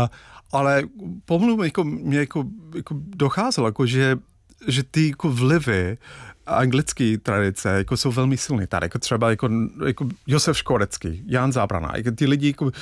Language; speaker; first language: Czech; non-native, fluent; English